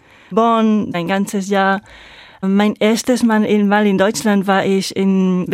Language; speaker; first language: German; non-native, fluent; Spanish